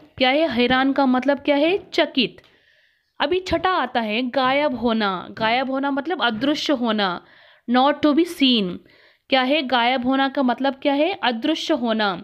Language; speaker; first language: Hindi; non-native, local second language; Kannada